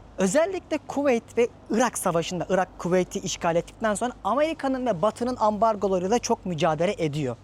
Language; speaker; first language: Turkish; native; Turkish